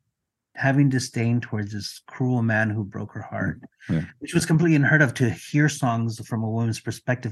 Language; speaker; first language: English; non-native, fluent; Spanish